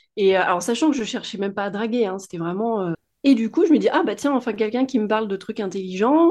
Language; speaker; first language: French; native; French